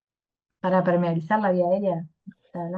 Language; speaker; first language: Spanish; native; Spanish